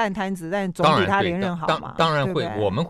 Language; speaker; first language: Chinese; native; Chinese